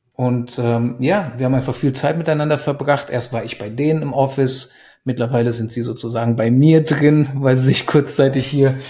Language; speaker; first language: German; native; German